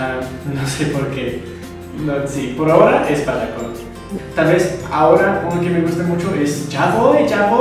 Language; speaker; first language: Spanish; non-native, fluent; English